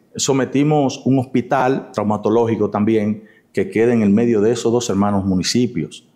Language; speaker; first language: Spanish; native; Spanish